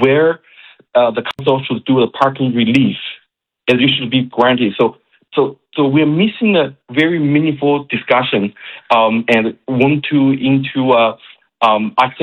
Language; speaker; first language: English; non-native, fluent; Chinese